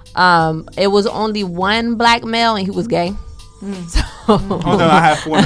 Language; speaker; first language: English; early bilingual, other home language; Haitian Creole